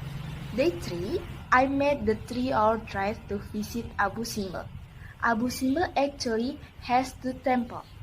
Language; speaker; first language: English; non-native, learner; Indonesian